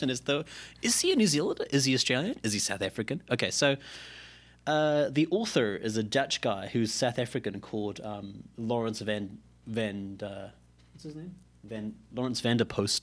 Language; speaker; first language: English; native; English